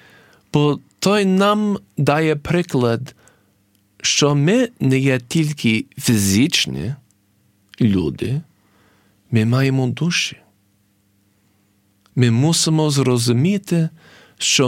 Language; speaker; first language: Ukrainian; early bilingual, heritage; English